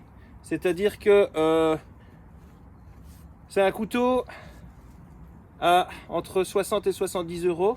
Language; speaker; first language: French; native; French